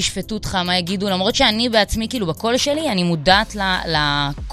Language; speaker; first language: Hebrew; native; Hebrew